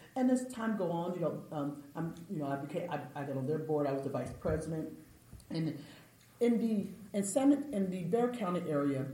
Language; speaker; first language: English; native; English